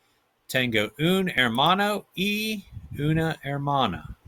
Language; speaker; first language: Spanish; non-native, fluent; English